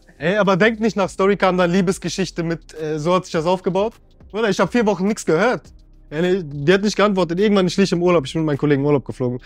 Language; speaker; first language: German; native; German